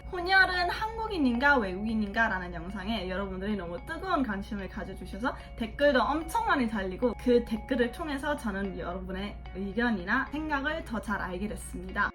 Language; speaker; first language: Korean; early bilingual, heritage; Korean